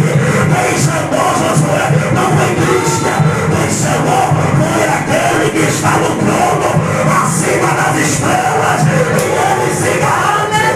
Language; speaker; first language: Portuguese; native; Portuguese